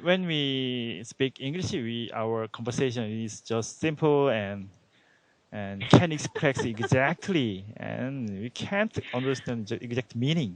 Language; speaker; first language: English; non-native, learner; Korean